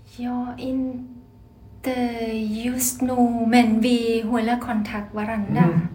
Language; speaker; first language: Swedish; non-native, learner; Thai